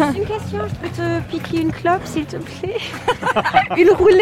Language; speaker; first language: French; non-native, fluent; German